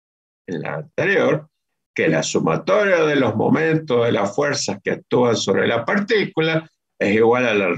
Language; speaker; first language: Spanish; native; Spanish